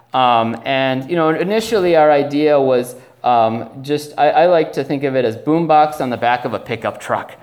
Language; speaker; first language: English; native; English